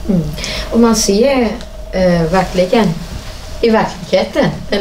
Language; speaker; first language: Swedish; non-native, fluent; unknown